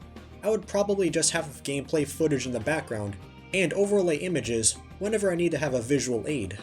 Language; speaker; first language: English; native; English